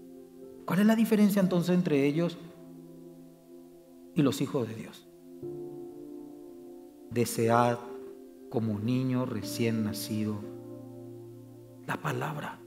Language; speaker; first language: Spanish; native; Spanish